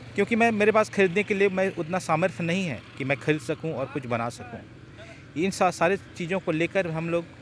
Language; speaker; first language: Hindi; native; Hindi